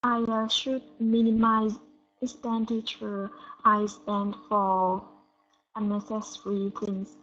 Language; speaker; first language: English; non-native, learner; Vietnamese